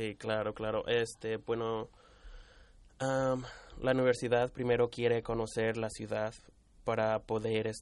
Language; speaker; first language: Spanish; early bilingual, heritage; Spanish